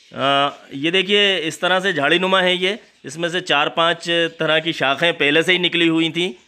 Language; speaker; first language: Hindi; native; Hindi